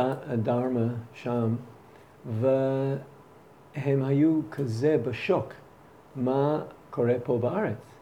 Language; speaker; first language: Hebrew; non-native, fluent; English